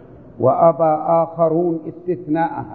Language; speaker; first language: Arabic; native; Arabic